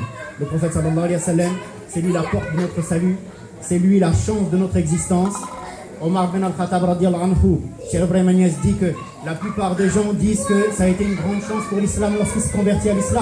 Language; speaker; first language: French; native; French